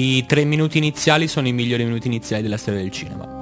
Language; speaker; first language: Italian; native; Italian